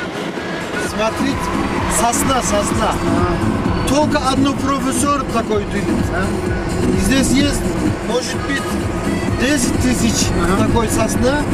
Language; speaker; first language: Russian; non-native, learner; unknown